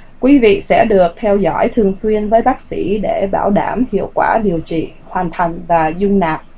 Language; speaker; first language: Vietnamese; early bilingual, heritage; Vietnamese